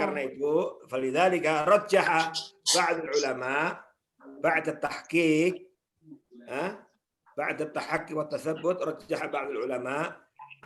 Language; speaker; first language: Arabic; non-native, fluent; Indonesian